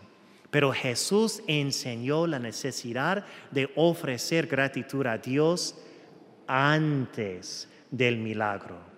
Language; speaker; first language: Spanish; non-native, fluent; English